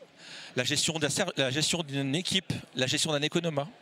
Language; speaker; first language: French; native; French